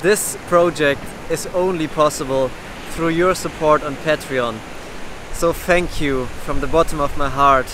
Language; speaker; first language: English; non-native, fluent; German